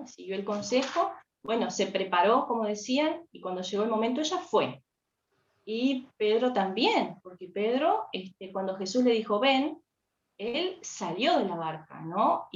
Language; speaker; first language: Spanish; native; Spanish